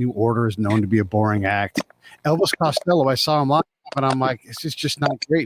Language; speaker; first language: English; native; English